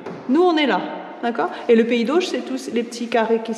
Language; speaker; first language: French; native; French